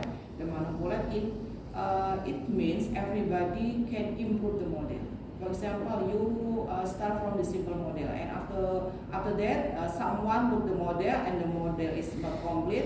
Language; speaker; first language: English; non-native, learner; Indonesian